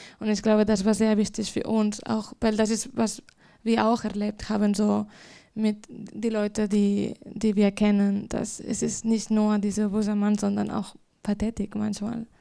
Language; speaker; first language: German; non-native, fluent; Spanish